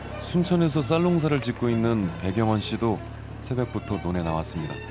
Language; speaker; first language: Korean; native; Korean